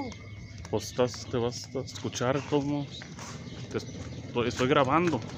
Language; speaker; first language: Spanish; early bilingual, heritage; Spanish